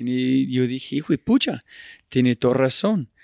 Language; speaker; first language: Spanish; non-native, fluent; English